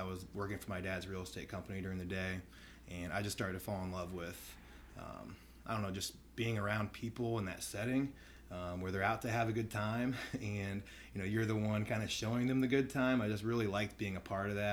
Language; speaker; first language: English; native; English